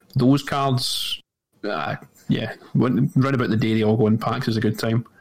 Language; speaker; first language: English; native; English